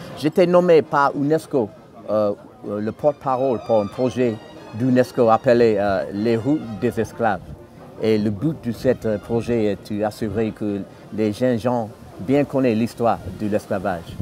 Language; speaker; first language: French; non-native, fluent; English